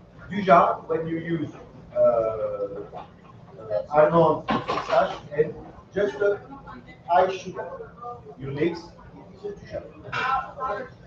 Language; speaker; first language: English; non-native, learner; French